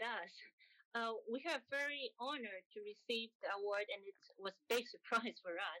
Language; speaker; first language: English; non-native, local second language; Cantonese